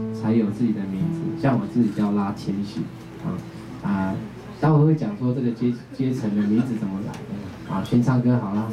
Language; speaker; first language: Chinese; non-native, local second language; Amis